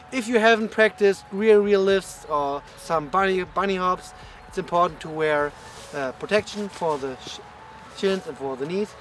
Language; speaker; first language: English; non-native, fluent; German